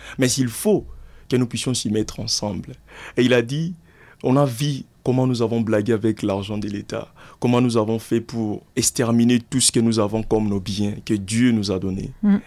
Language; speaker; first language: French; non-native, local second language; Lingala